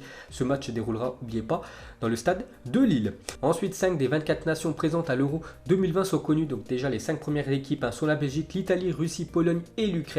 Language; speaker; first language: French; native; French